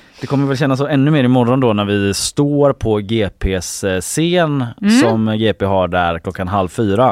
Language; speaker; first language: Swedish; native; Swedish